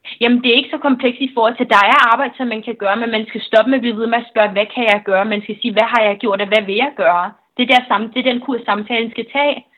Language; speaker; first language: Danish; early bilingual, other home language; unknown